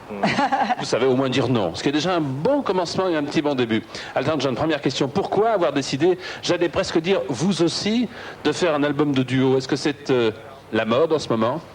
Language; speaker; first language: French; native; French